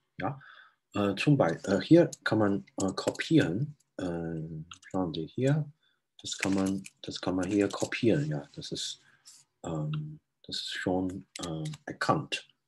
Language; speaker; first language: German; non-native, fluent; Chinese